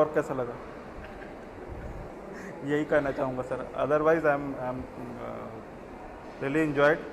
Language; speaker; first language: Hindi; native; Hindi